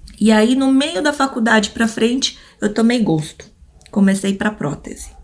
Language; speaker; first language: Portuguese; early bilingual, other home language; Korean